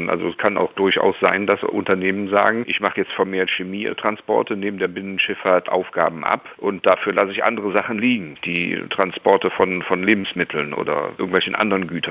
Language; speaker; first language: German; native; German